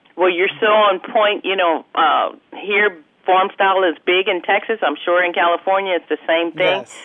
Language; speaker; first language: English; native; English